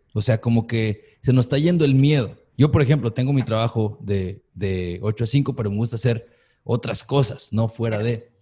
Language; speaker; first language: Spanish; native; Spanish